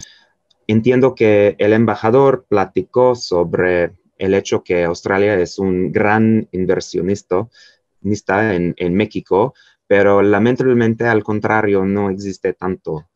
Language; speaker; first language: Spanish; non-native, fluent; English